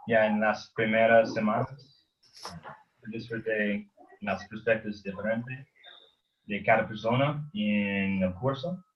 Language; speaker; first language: Spanish; non-native, learner; English